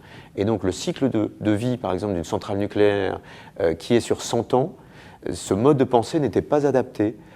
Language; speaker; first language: French; native; French